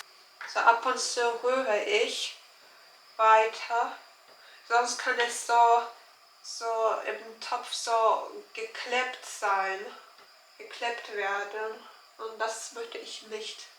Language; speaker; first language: German; non-native, learner; Turkish